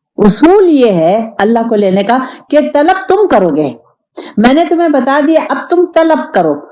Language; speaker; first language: Urdu; non-native, local second language; Pashto